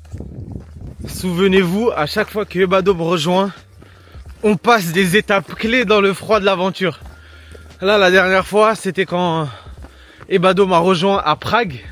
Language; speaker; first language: French; native; French